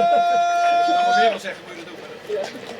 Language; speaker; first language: Dutch; native; Dutch